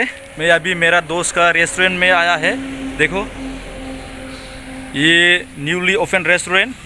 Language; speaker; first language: Hindi; non-native, local second language; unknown